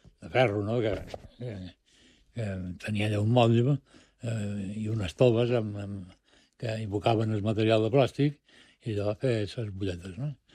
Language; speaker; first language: Catalan; non-native, local second language; Spanish